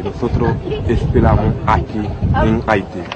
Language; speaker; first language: Spanish; non-native, local second language; Haitian Creole